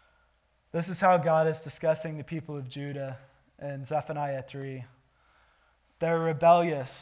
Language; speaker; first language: English; native; English